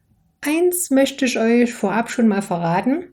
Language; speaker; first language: German; native; German